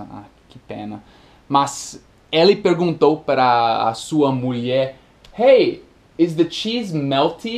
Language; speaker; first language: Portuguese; non-native, fluent; English